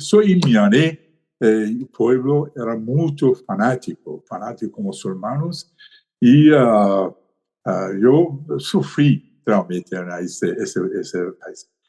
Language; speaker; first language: Portuguese; non-native, learner; Persian